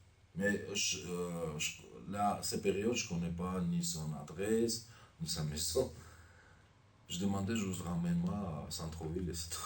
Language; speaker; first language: French; non-native, learner; Armenian